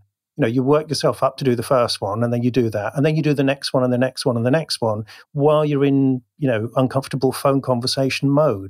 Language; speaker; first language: English; native; English